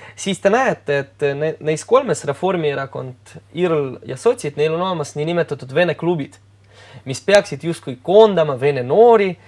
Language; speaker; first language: Estonian; non-native, local second language; Russian